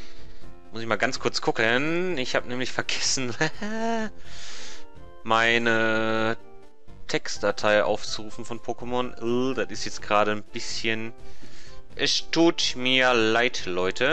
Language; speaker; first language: German; native; German